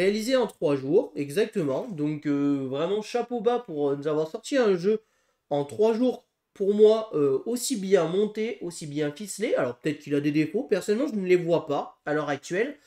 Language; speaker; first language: French; native; French